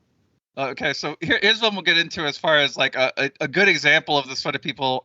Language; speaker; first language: English; native; English